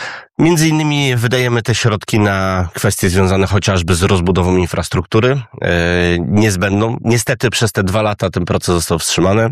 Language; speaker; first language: Polish; native; Polish